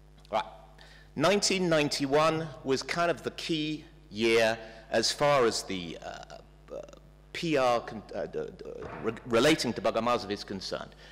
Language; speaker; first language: English; native; English